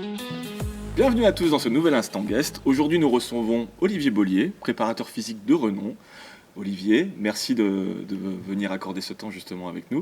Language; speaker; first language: French; native; French